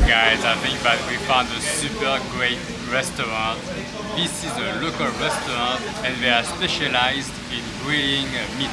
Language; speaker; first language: English; non-native, fluent; French